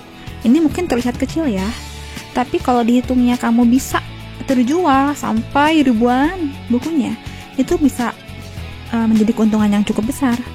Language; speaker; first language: Indonesian; native; Indonesian